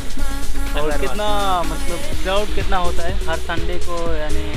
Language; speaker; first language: Hindi; non-native, local second language; Assamese